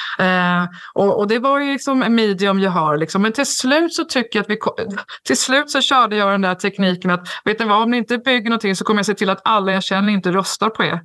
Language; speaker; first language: Swedish; native; Swedish